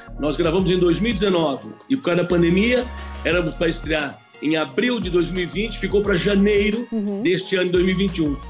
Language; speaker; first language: Portuguese; native; Portuguese